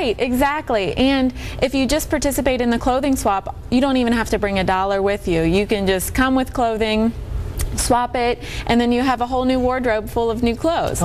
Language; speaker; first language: English; native; English